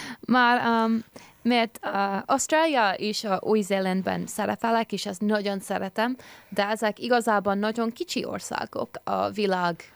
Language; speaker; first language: Hungarian; early bilingual, heritage; English